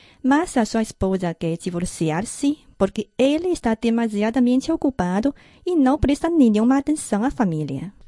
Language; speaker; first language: Portuguese; non-native, fluent; Chinese